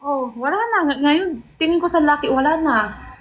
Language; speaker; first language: Filipino; non-native, local second language; Cebuano